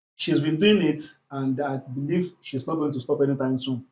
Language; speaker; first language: English; non-native, local second language; Yoruba